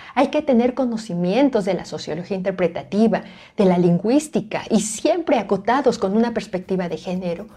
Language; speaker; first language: Spanish; native; Spanish